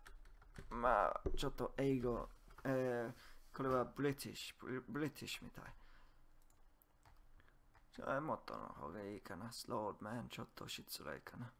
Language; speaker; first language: Japanese; non-native, learner; English